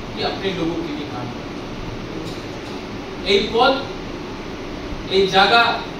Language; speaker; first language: Hindi; non-native, local second language; Bangla